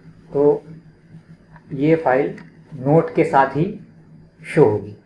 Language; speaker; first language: Hindi; native; Hindi